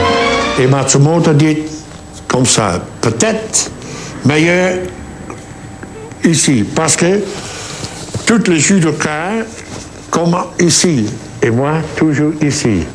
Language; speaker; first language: French; non-native, learner; Japanese